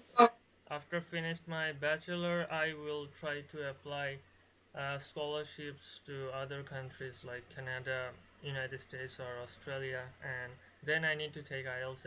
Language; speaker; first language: English; non-native, learner; Bangla